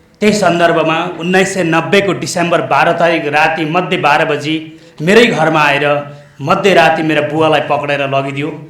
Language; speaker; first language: Nepali; native; Nepali